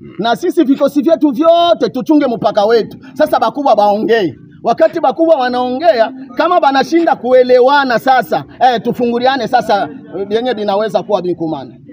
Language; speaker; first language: Swahili; native; Swahili